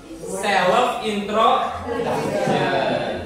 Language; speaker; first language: English; non-native, fluent; Indonesian